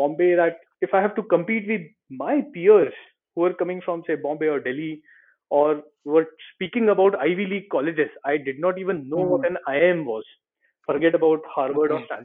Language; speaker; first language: English; non-native, local second language; Marathi